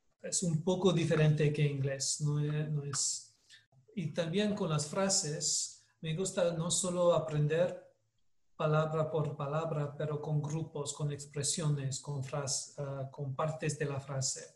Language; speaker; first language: Spanish; non-native, learner; English